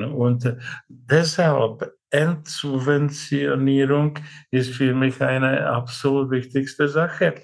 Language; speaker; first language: German; non-native, fluent; Czech